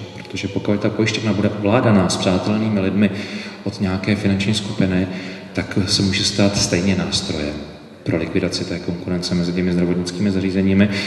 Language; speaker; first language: Czech; native; Czech